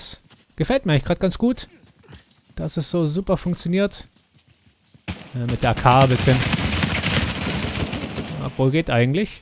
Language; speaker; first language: German; native; German